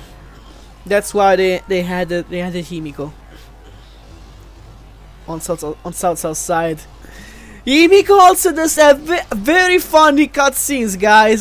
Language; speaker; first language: English; non-native, fluent; Italian